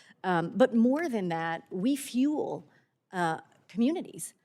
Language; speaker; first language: English; native; English